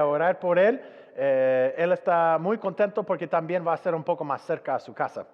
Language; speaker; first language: Spanish; non-native, fluent; English